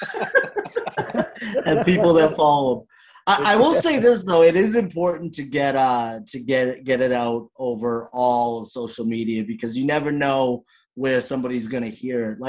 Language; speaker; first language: English; native; English